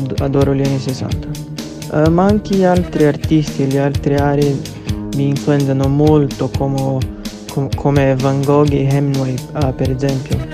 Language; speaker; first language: Italian; non-native, fluent; Portuguese